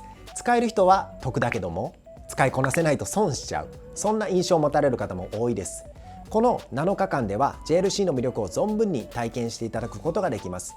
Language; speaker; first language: Japanese; native; Japanese